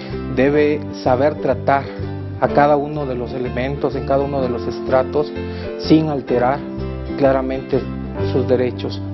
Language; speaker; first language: Spanish; native; Spanish